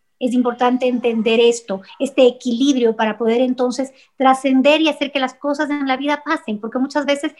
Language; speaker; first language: Spanish; native; Spanish